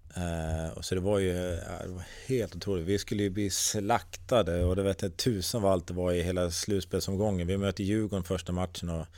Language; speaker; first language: Swedish; native; Swedish